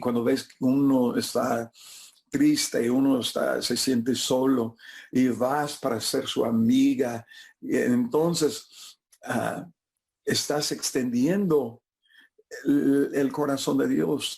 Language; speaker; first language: Spanish; non-native, fluent; English